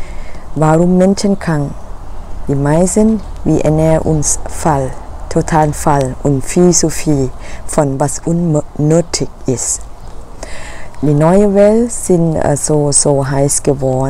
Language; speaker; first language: German; non-native, learner; Thai